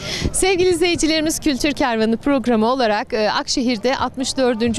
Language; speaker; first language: Turkish; native; Turkish